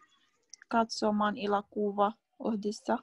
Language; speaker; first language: Finnish; non-native, learner; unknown